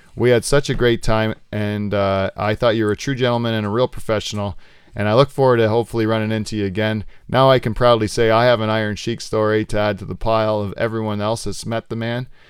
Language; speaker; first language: English; native; English